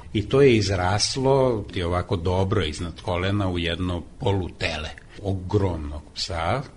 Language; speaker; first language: Serbian; non-native, local second language; Hungarian